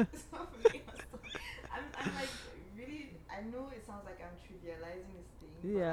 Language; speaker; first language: English; non-native, local second language; Yoruba